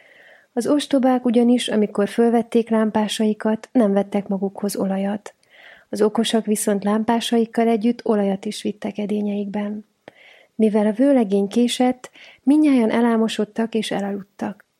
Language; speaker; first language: Hungarian; native; Hungarian